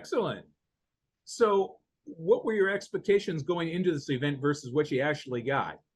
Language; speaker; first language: English; native; English